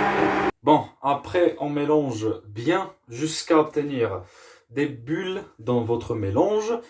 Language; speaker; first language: French; non-native, learner; Arabic